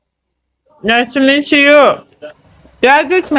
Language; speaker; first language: English; non-native, learner; Tajik